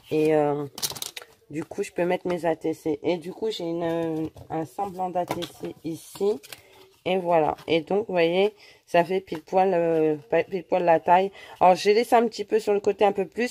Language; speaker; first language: French; native; French